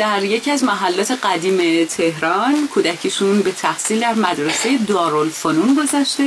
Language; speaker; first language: Persian; native; Persian